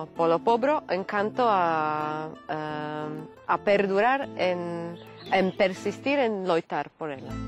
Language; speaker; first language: Galician; non-native, fluent; Slovak